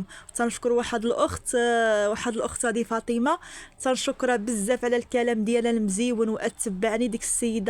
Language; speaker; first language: Arabic; native; Arabic